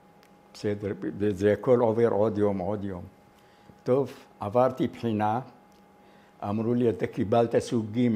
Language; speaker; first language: Hebrew; non-native, fluent; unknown